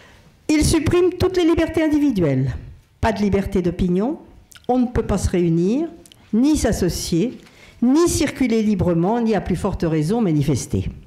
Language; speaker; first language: French; native; French